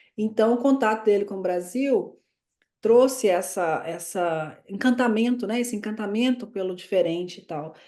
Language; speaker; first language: Portuguese; native; Portuguese